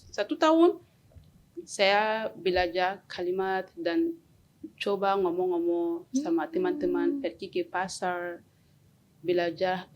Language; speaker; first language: Indonesian; non-native, learner; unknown